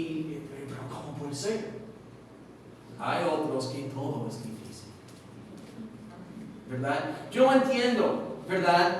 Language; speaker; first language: Spanish; non-native, fluent; English